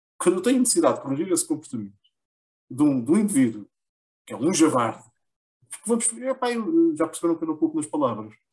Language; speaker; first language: Portuguese; native; Portuguese